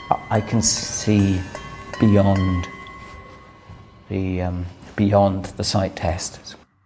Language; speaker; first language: English; native; English